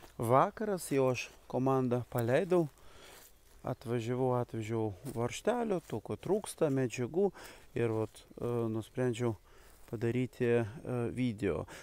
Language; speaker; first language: Lithuanian; non-native, local second language; Polish